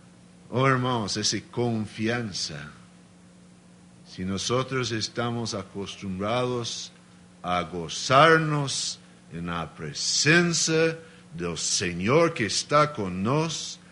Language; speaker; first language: Spanish; non-native, learner; Portuguese